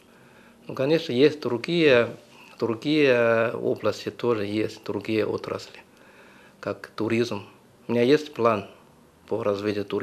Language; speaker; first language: Russian; non-native, fluent; Chinese